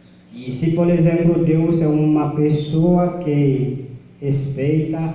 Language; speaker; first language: Portuguese; non-native, learner; Haitian Creole